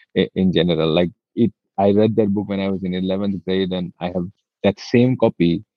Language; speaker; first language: English; non-native, local second language; Hindi